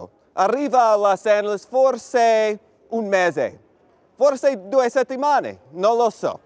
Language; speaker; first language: Italian; non-native, learner; English